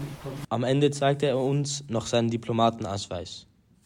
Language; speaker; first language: German; native; German